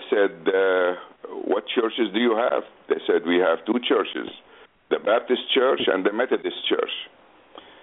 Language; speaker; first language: English; non-native, fluent; Arabic